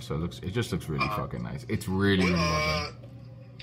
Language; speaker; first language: English; early bilingual, other home language; Spanish